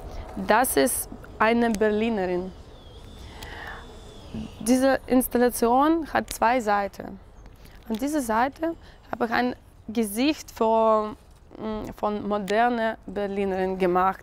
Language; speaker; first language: German; non-native, learner; Russian